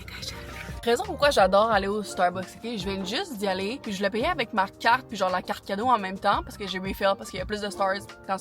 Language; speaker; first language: French; native; French